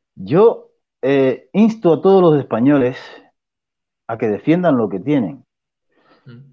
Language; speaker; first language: Spanish; native; Spanish